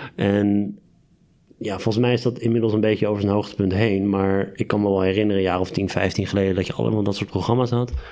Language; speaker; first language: Dutch; native; Dutch